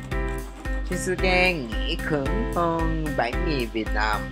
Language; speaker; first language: Vietnamese; non-native, learner; Japanese